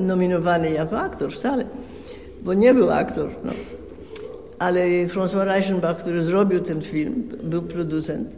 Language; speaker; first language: Polish; early bilingual, heritage; French